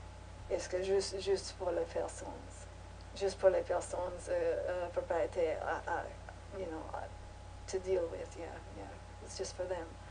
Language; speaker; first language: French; non-native, learner; English